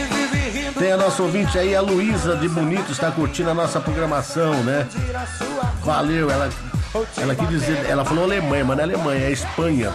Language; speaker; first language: Portuguese; native; Portuguese